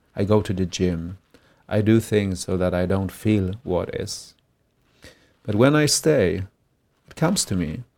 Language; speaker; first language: English; non-native, fluent; Swedish